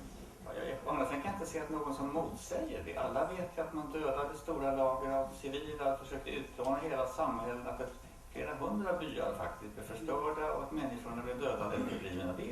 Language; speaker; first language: Swedish; native; Swedish